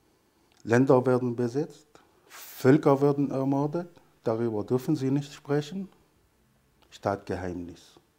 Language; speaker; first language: German; non-native, fluent; Arabic